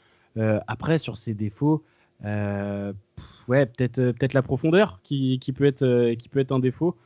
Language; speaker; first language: French; native; French